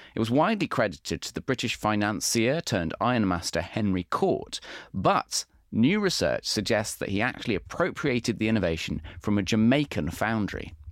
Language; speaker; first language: English; native; English